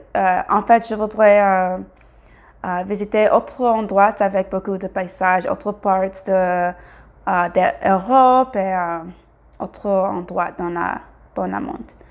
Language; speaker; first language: French; non-native, learner; English